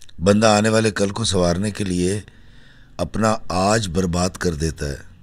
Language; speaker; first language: Urdu; non-native, local second language; Punjabi